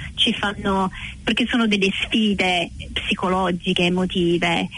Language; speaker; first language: Italian; non-native, fluent; English